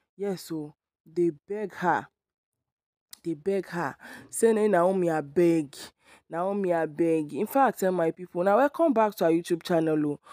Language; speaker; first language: Nigerian Pidgin; non-native, local second language; Yoruba